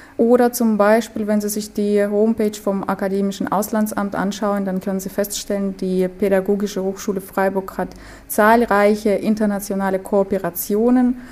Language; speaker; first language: German; native; German